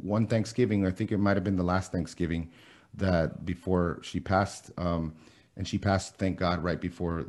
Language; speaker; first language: English; early bilingual, other home language; Spanish